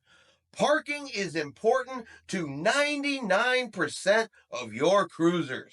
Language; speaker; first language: English; native; English